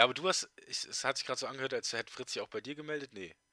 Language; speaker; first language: German; native; German